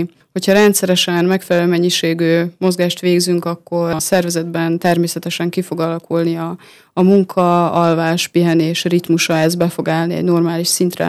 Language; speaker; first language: Hungarian; native; Hungarian